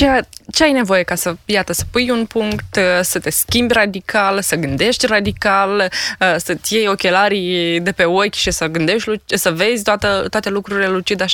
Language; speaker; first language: Romanian; native; Romanian